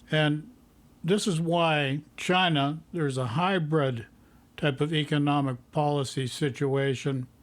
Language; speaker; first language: English; native; English